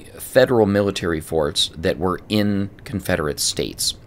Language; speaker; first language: English; native; English